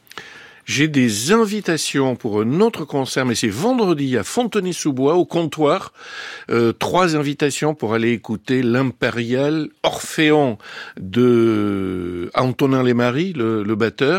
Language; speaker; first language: French; native; French